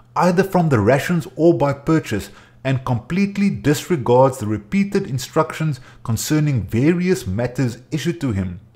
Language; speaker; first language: English; non-native, local second language; Afrikaans